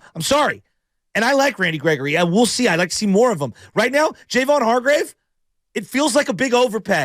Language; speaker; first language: English; native; English